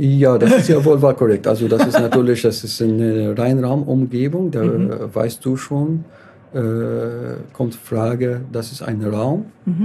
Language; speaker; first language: German; non-native, fluent; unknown